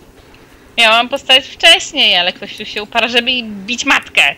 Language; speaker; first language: Polish; native; Polish